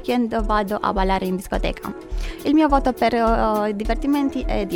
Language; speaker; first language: Italian; non-native, fluent; Romanian